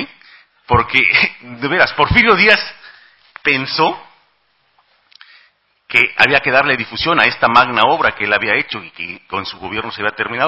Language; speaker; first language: Spanish; native; Spanish